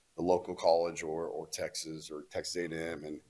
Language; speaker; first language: English; native; English